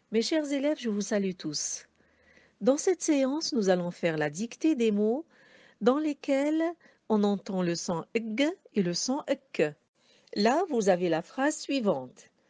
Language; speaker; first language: French; non-native, local second language; Arabic